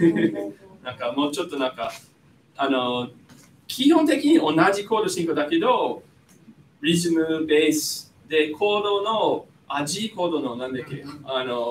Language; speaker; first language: Japanese; non-native, fluent; English